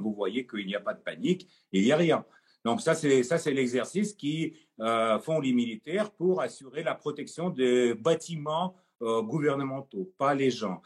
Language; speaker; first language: French; non-native, fluent; Russian